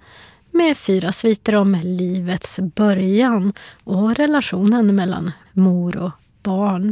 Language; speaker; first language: Swedish; native; Swedish